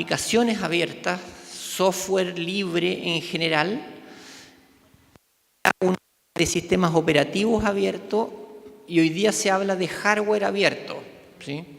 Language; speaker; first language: Spanish; native; Spanish